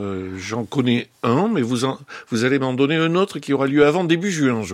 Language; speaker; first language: French; native; French